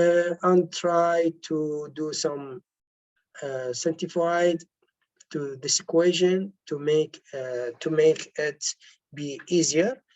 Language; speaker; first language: English; non-native, local second language; Arabic